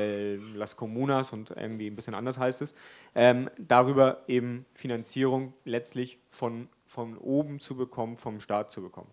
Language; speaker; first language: German; native; German